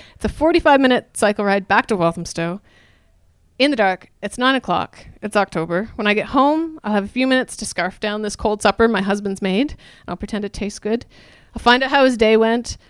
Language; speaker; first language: English; native; English